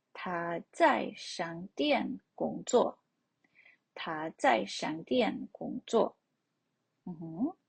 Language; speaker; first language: Chinese; non-native, fluent; Ukrainian